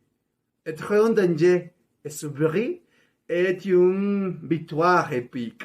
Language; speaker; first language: French; non-native, learner; Spanish